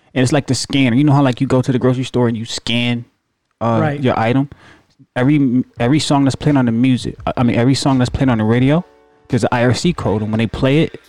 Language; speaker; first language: English; native; English